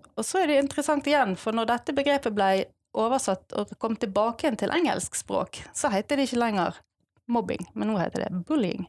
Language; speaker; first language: Norwegian; native; Norwegian